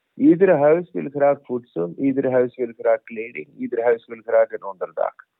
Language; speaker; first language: Dutch; non-native, learner; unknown